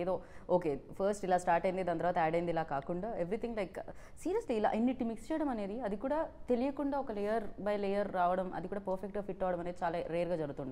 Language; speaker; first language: Telugu; native; Telugu